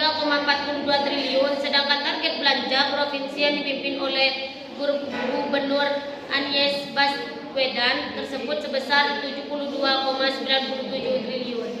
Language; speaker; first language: Indonesian; native; Indonesian